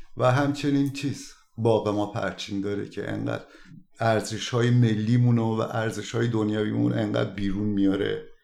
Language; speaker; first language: Persian; native; Persian